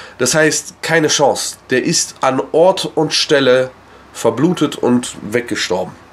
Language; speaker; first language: German; early bilingual, other home language; Persian